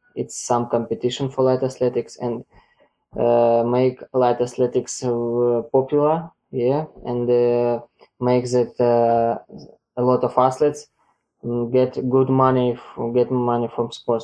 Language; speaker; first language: English; non-native, learner; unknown